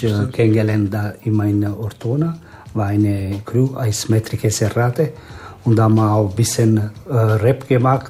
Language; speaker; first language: German; non-native, learner; Italian